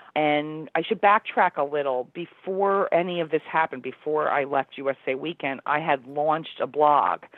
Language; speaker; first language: English; native; English